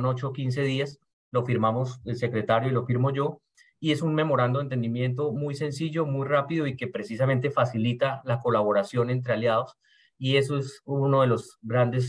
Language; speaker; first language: Spanish; native; Spanish